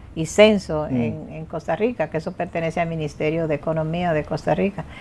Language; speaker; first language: Spanish; native; Spanish